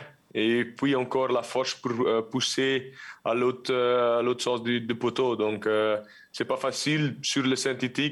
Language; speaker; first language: French; non-native, local second language; Dutch